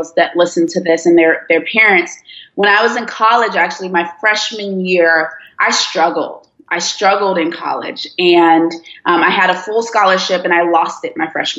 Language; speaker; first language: English; early bilingual, other home language; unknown